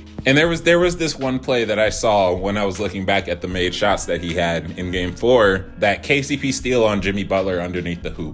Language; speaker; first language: English; native; English